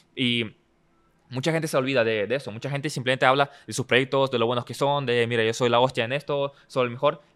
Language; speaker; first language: Spanish; early bilingual, other home language; Russian